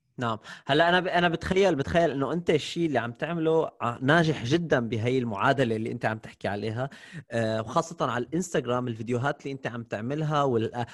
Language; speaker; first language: Arabic; native; Arabic